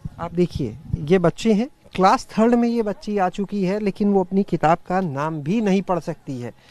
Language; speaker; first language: Hindi; native; Hindi